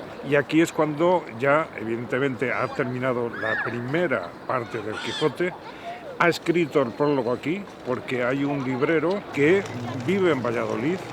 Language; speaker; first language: Spanish; native; Spanish